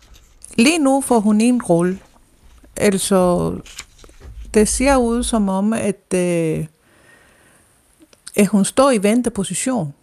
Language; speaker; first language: Danish; non-native, fluent; Spanish